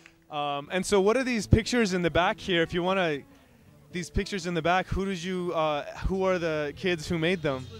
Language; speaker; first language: English; early bilingual, other home language; Persian